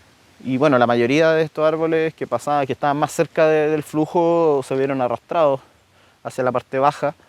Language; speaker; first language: Spanish; native; Spanish